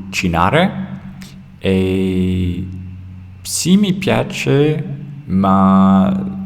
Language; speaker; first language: Italian; non-native, learner; English